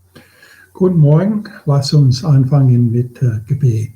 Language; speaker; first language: German; non-native, fluent; English